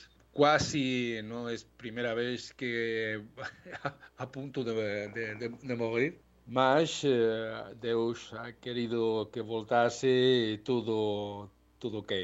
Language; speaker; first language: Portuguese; non-native, learner; Spanish